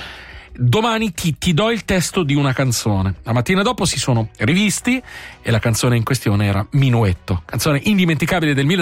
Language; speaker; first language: Italian; native; Italian